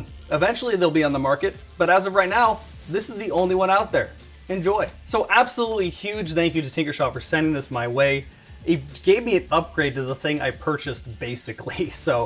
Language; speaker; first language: English; native; English